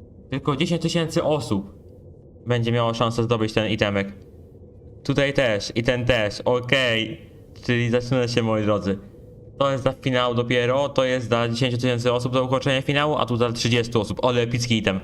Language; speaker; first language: Polish; native; Polish